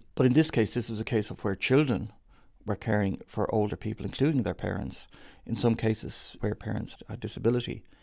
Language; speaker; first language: English; native; English